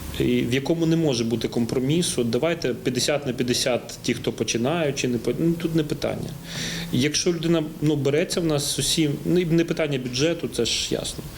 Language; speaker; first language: Ukrainian; native; Ukrainian